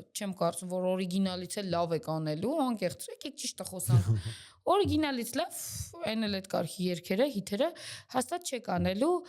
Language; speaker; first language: Armenian; native; Armenian